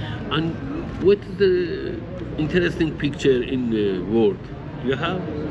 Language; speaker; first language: English; non-native, learner; Persian